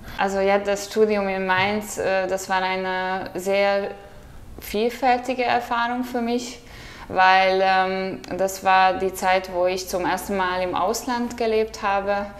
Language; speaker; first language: German; non-native, fluent; Hungarian